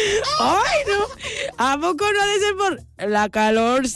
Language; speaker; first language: Spanish; native; Spanish